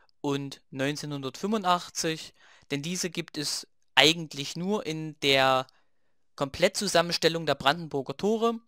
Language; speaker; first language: German; native; German